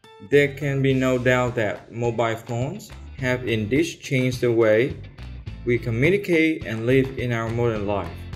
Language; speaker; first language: English; non-native, fluent; Vietnamese